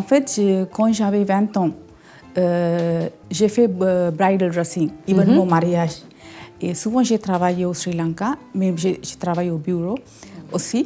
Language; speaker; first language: French; non-native, learner; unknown